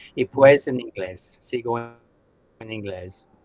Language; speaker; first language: Spanish; non-native, learner; English